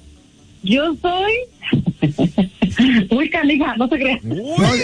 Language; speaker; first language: Spanish; native; Spanish